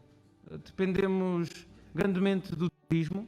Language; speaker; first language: Portuguese; non-native, local second language; Kabuverdianu